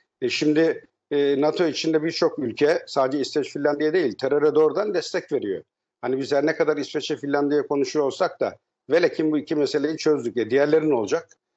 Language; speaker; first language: Turkish; native; Turkish